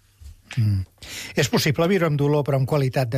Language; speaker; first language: Catalan; native; Catalan